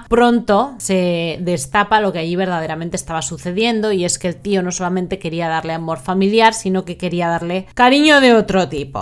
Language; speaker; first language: Spanish; native; Spanish